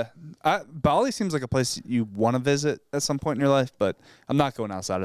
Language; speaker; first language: English; native; English